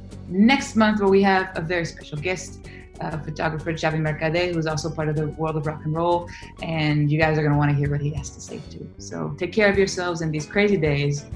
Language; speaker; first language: English; native; English